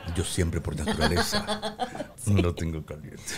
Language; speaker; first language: Spanish; native; Spanish